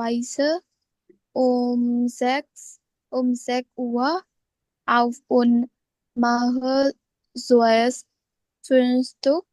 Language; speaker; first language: German; non-native, learner; Indonesian